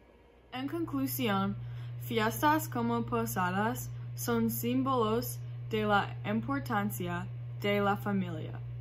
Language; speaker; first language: Spanish; non-native, learner; English